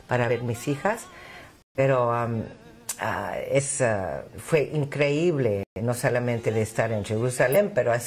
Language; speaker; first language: Spanish; non-native, fluent; English